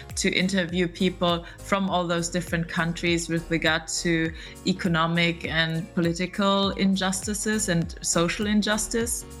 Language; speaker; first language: English; non-native, fluent; German